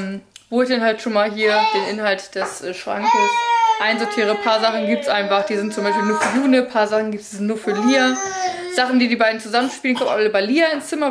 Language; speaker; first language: German; native; German